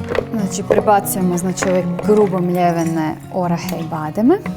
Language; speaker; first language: Croatian; native; Croatian